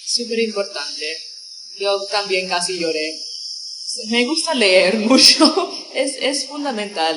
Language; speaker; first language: Spanish; non-native, learner; English